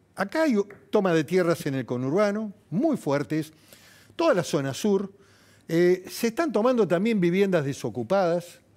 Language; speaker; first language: Spanish; native; Spanish